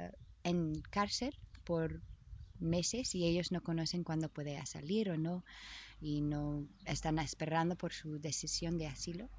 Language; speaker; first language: Spanish; non-native, learner; English